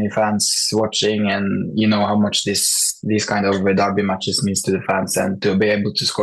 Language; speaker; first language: English; non-native, fluent; Norwegian